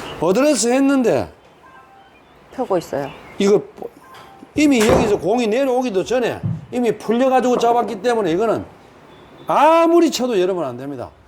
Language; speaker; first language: Korean; native; Korean